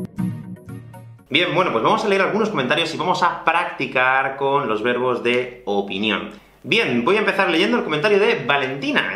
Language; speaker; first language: Spanish; native; Spanish